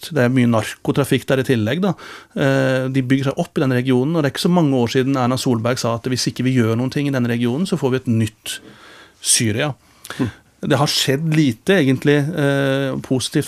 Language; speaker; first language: Norwegian; native; Norwegian